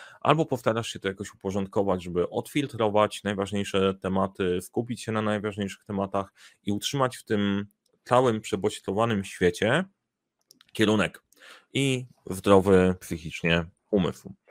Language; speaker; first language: Polish; native; Polish